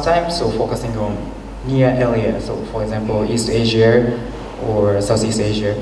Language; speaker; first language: English; non-native, learner; Japanese